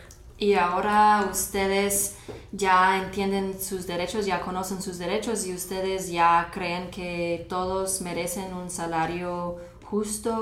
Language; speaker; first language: Spanish; non-native, fluent; English